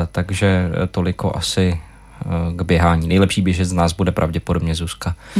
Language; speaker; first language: Czech; native; Czech